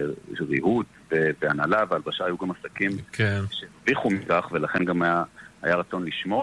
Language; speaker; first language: Hebrew; native; Hebrew